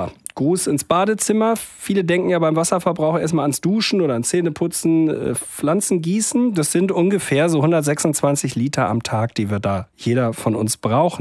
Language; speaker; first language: German; native; German